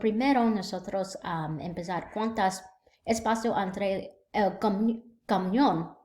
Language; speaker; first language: Spanish; non-native, learner; English